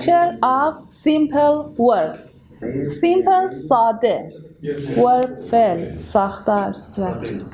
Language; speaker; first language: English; non-native, learner; Persian